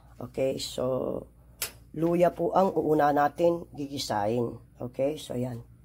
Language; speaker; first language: Filipino; non-native, local second language; Maguindanaon